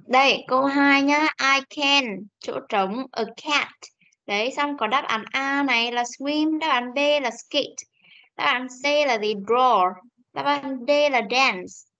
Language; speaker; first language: Vietnamese; native; Vietnamese